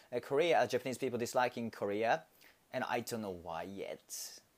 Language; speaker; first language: English; non-native, fluent; Japanese